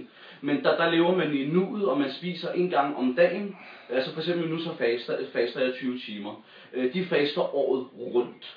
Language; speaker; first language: Danish; native; Danish